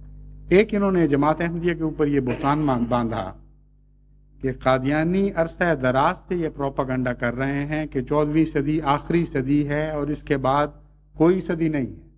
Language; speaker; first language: Urdu; native; Urdu